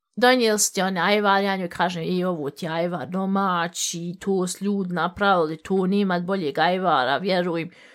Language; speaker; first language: Bosnian; early bilingual, heritage; Bosnian